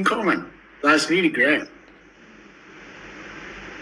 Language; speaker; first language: English; non-native, learner; Oromo